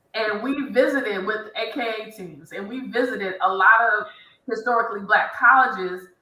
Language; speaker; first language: English; native; English